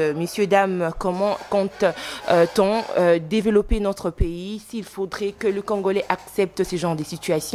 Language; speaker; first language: French; non-native, local second language; Lingala